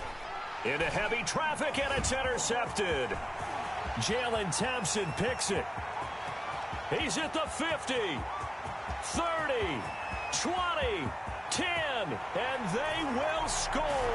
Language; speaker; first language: English; native; English